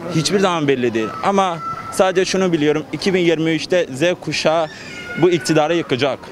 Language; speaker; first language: Turkish; native; Turkish